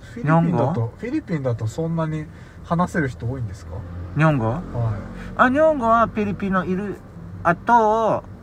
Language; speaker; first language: Japanese; non-native, learner; Filipino